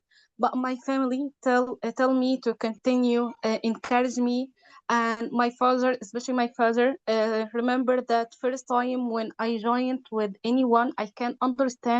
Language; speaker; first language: English; non-native, learner; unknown